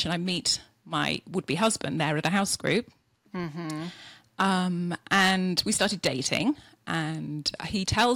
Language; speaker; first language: English; native; English